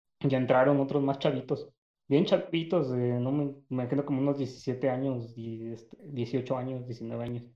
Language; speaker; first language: Spanish; native; Spanish